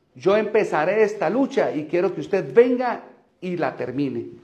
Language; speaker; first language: Spanish; native; Spanish